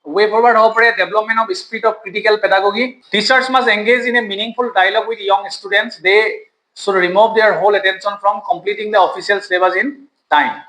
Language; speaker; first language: English; non-native, local second language; Assamese